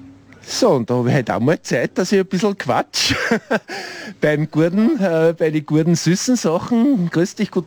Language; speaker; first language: German; native; German